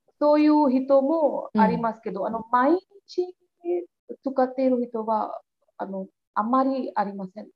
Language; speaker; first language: Japanese; non-native, learner; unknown